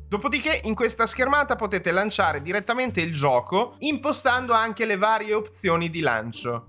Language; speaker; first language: Italian; native; Italian